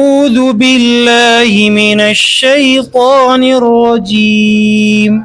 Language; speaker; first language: Hindi; native; Hindi